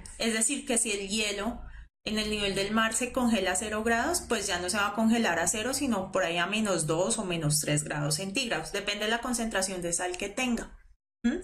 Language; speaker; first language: Spanish; native; Spanish